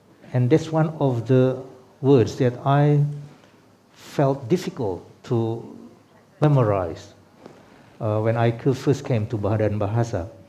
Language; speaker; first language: English; non-native, fluent; Sundanese